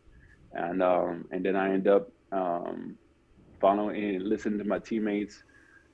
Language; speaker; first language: English; non-native, fluent; French